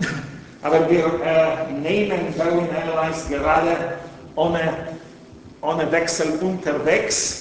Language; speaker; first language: German; non-native, fluent; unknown